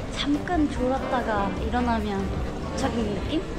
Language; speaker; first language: Korean; native; Korean